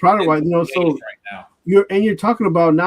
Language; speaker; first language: English; native; English